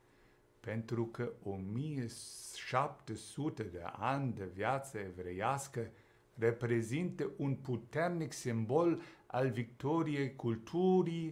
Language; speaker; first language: Romanian; non-native, fluent; German